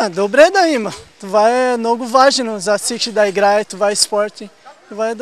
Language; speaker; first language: Bulgarian; non-native, learner; Portuguese